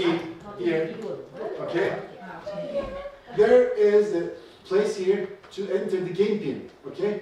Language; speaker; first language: English; non-native, fluent; Turkish